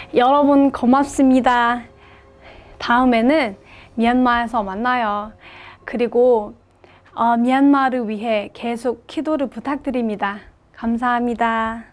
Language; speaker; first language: Korean; non-native, fluent; Burmese